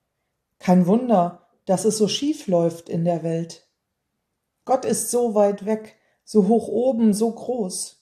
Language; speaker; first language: German; native; German